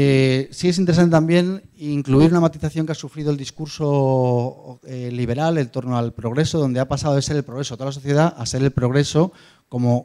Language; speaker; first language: Spanish; native; Spanish